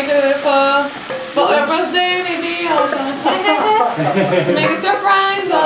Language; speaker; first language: English; non-native, learner; French